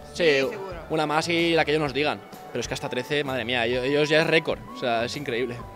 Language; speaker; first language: Spanish; native; Spanish